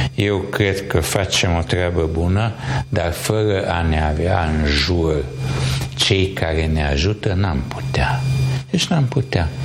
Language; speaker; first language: Romanian; non-native, local second language; Hungarian